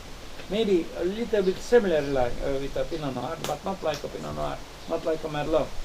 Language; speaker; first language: English; non-native, learner; Romanian